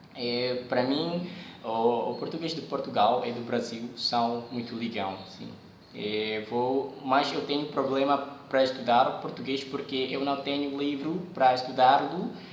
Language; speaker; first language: Portuguese; non-native, learner; Indonesian